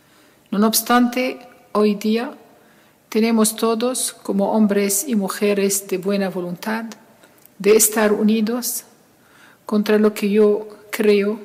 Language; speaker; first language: Spanish; non-native, fluent; Arabic